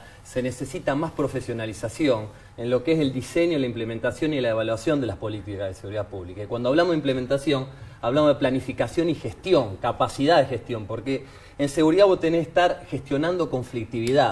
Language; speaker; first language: Spanish; native; Spanish